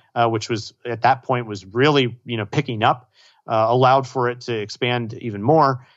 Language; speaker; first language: English; native; English